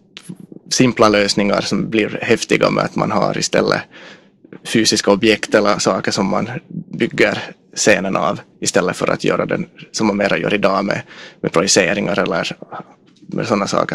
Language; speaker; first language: Swedish; native; Swedish